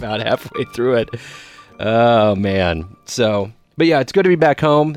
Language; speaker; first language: English; native; English